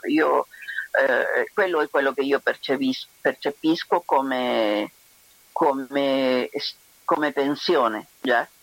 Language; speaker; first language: Italian; non-native, fluent; Spanish